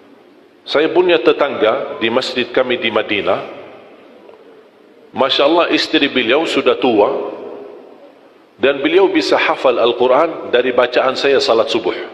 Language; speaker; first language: Indonesian; non-native, fluent; Arabic